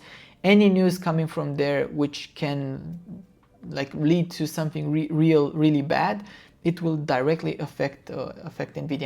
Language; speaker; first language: English; non-native, fluent; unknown